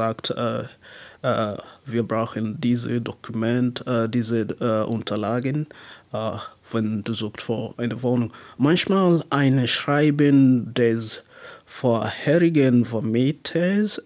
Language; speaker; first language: German; non-native, learner; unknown